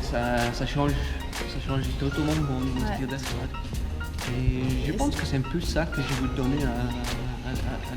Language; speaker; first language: French; non-native, fluent; English